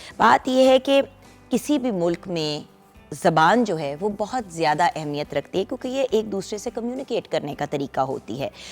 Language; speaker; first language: Urdu; non-native, local second language; Punjabi